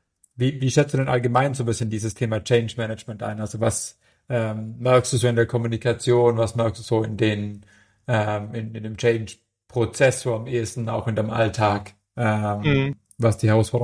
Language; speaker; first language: German; native; German